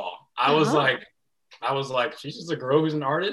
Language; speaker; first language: English; native; English